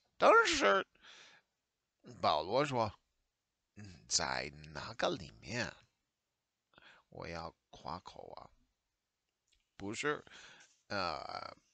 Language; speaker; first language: Chinese; non-native, learner; English